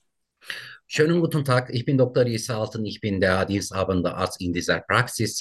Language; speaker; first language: German; non-native, learner; Turkish